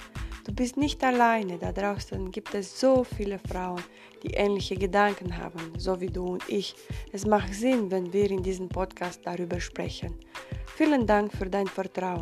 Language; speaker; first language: German; non-native, fluent; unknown